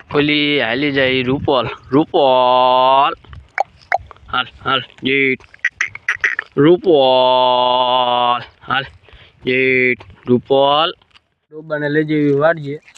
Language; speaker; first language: Gujarati; native; Gujarati